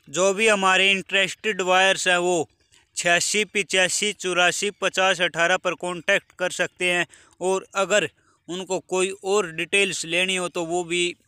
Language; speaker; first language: Hindi; native; Hindi